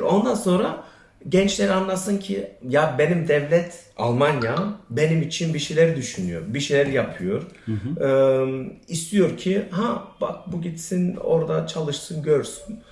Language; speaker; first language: Turkish; early bilingual, other home language; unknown